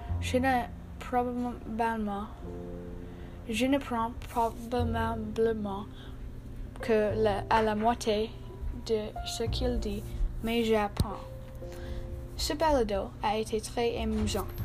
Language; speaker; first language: French; non-native, learner; English